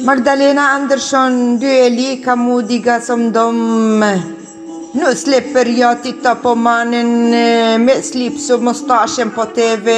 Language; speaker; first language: Swedish; non-native, learner; Kurdish